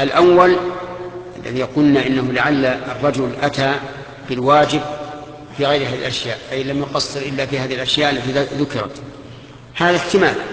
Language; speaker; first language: Arabic; native; Arabic